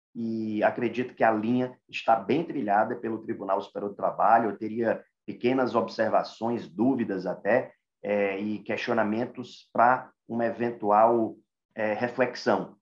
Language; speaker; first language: Portuguese; native; Portuguese